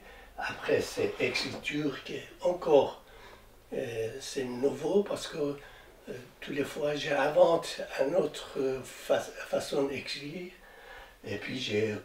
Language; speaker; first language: French; non-native, learner; Persian